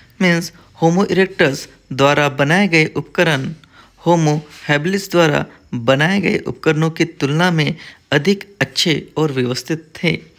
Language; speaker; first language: Hindi; non-native, local second language; Marathi